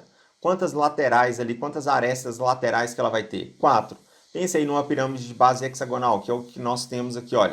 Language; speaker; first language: Portuguese; native; Portuguese